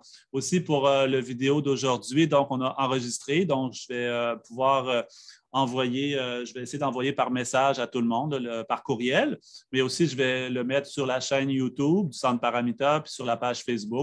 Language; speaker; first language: French; native; French